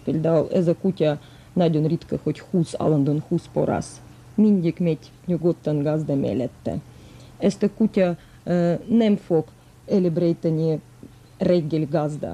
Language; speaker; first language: Hungarian; non-native, fluent; Russian